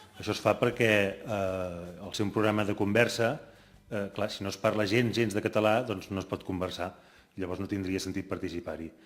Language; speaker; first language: Catalan; native; Catalan